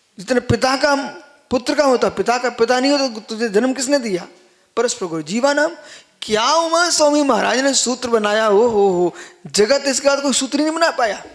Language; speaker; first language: Hindi; native; Hindi